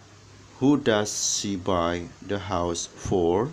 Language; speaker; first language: English; non-native, fluent; Indonesian